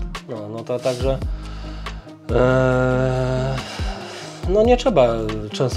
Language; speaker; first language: Polish; native; Polish